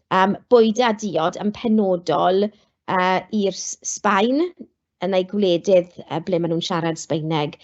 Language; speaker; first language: Welsh; non-native, local second language; English